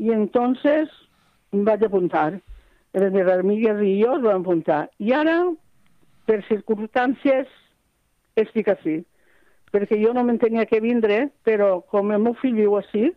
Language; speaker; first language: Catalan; non-native, local second language; Spanish